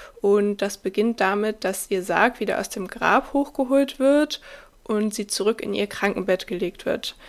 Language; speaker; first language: German; native; German